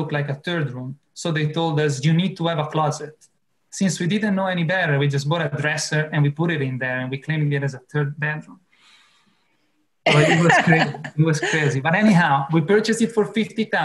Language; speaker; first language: English; non-native, fluent; Italian